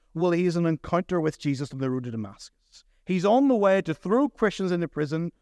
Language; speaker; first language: English; native; English